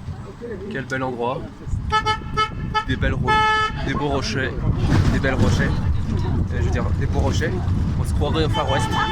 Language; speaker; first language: French; native; French